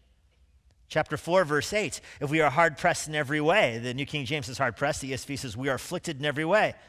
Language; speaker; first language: English; native; English